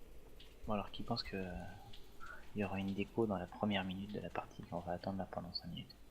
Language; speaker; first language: French; native; French